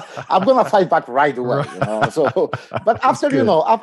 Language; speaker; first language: English; non-native, fluent; Polish